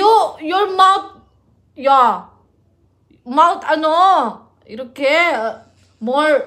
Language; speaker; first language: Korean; non-native, learner; Filipino